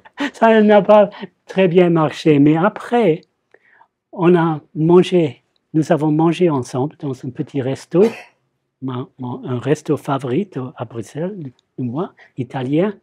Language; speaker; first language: French; non-native, fluent; English